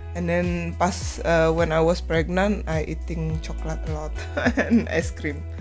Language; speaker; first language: English; non-native, learner; Indonesian